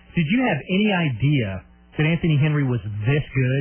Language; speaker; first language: English; native; English